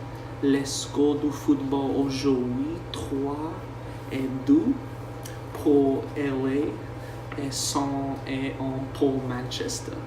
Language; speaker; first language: French; non-native, learner; English